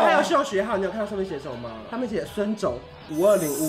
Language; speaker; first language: Chinese; native; Chinese